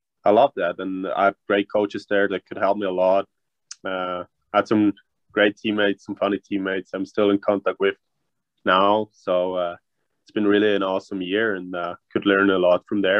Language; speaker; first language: English; non-native, fluent; Swiss German